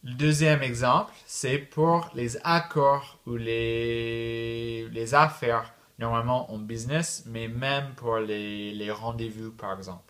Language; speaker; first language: French; non-native, fluent; English